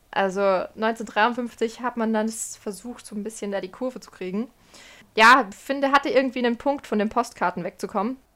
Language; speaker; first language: German; early bilingual, other home language; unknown